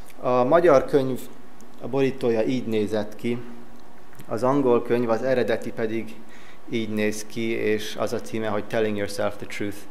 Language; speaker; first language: Hungarian; early bilingual, heritage; English